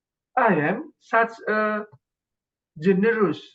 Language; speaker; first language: English; non-native, learner; Indonesian